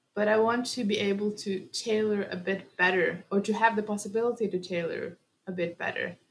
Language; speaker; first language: English; early bilingual, heritage; Norwegian